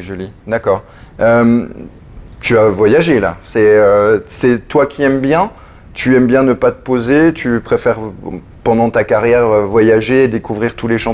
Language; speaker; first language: French; native; French